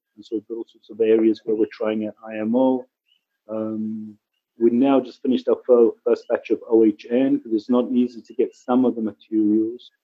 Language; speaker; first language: English; native; English